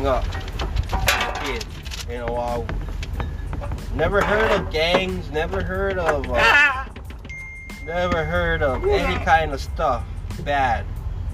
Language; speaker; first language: English; native; English